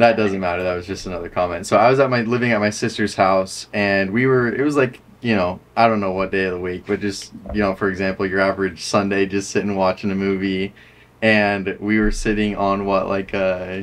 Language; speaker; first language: English; native; English